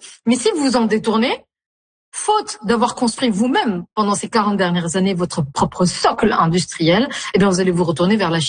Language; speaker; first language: French; native; French